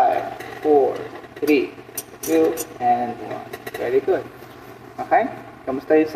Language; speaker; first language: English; non-native, local second language; Filipino